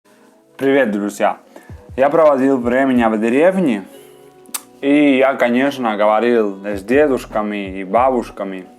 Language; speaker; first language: Russian; non-native, fluent; Spanish